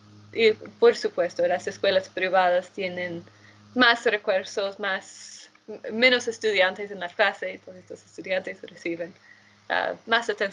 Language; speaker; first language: Spanish; non-native, fluent; English